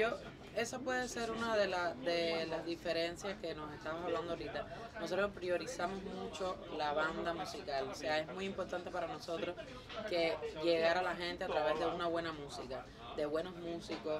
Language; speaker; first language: Spanish; native; Spanish